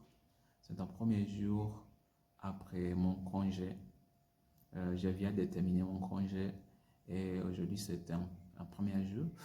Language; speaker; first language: French; non-native, learner; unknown